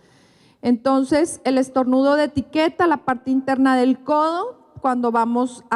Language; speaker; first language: Spanish; native; Spanish